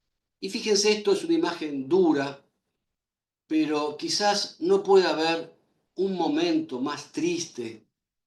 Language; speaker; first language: Spanish; native; Spanish